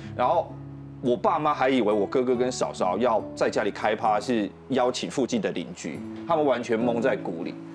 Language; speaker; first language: Chinese; native; Chinese